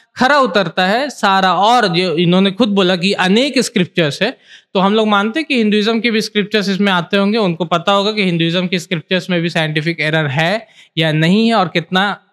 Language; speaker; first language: Hindi; native; Hindi